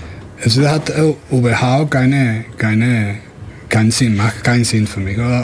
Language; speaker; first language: German; non-native, fluent; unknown